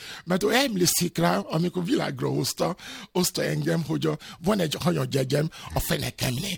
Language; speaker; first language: Hungarian; non-native, fluent; Yoruba